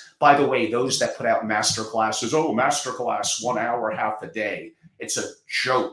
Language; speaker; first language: English; native; English